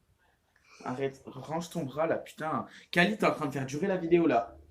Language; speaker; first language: French; native; French